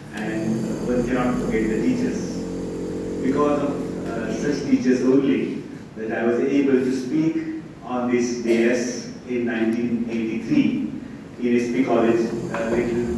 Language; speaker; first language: English; non-native, local second language; Marathi